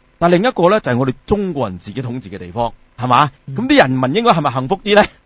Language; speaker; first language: Chinese; non-native, local second language; Cantonese